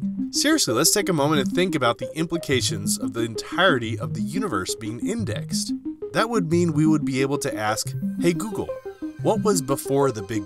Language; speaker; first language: English; native; English